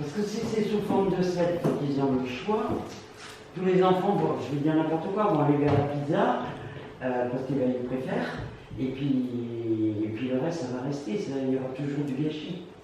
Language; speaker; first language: French; native; French